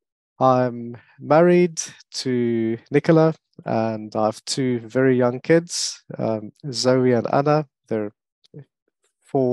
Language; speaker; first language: English; non-native, local second language; French